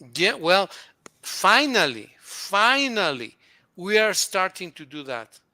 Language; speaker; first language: English; non-native, fluent; Spanish